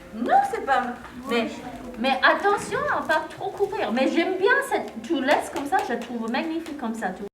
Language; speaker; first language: French; non-native, fluent; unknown